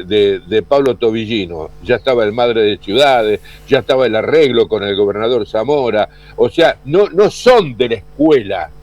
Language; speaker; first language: Spanish; native; Spanish